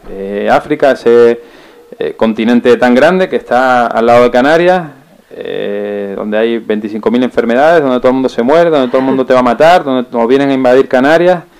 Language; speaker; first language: Spanish; native; Spanish